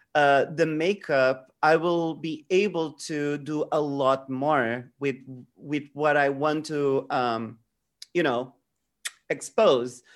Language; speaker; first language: English; non-native, fluent; Portuguese